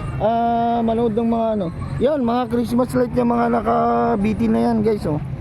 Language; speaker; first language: Filipino; non-native, local second language; Iloko